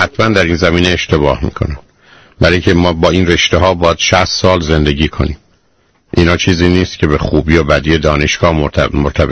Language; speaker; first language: Persian; native; Persian